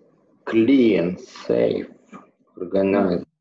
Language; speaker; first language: English; non-native, learner; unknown